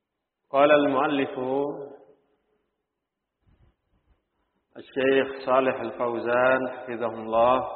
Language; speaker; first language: Arabic; non-native, fluent; Indonesian